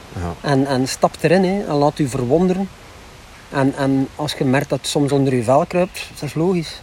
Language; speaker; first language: Dutch; native; Dutch